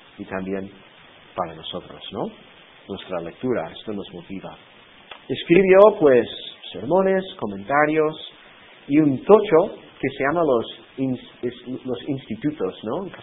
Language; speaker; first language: Spanish; non-native, fluent; English